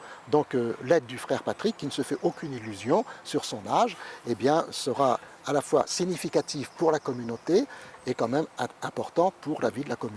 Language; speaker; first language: French; native; French